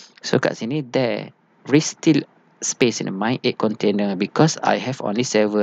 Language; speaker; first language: English; non-native, local second language; Malay